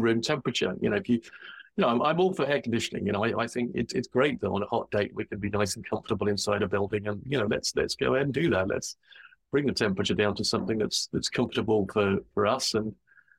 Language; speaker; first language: English; native; English